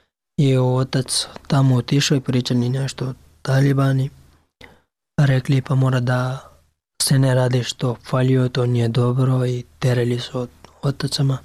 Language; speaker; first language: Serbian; non-native, learner; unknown